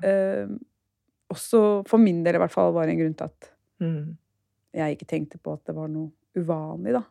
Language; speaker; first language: Norwegian; early bilingual, other home language; Turkish